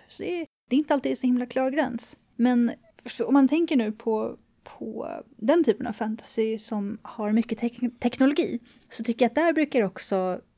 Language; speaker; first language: Swedish; native; Swedish